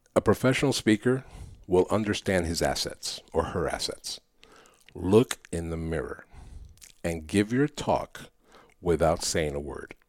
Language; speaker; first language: English; early bilingual, other home language; Spanish